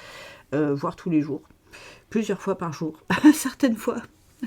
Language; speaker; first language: French; native; French